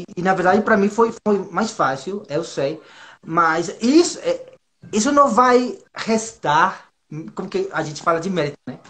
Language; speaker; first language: Portuguese; non-native, fluent; Spanish